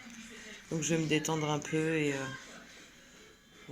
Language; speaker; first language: French; native; French